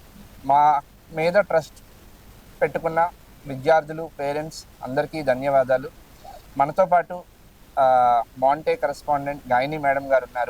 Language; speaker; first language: Telugu; native; Telugu